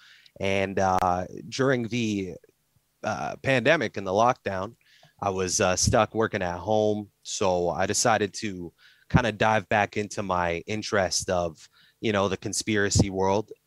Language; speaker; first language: English; native; English